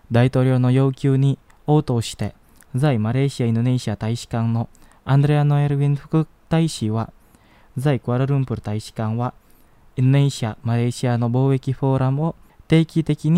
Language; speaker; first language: Japanese; non-native, fluent; Indonesian